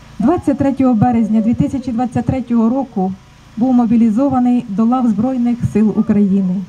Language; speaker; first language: Ukrainian; native; Ukrainian